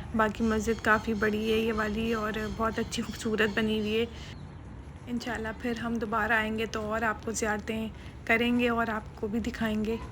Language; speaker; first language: Urdu; native; Urdu